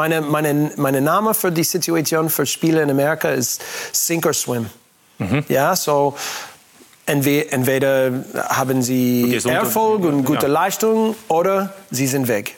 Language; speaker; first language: German; non-native, learner; English